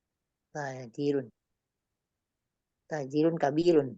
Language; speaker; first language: Arabic; non-native, learner; Indonesian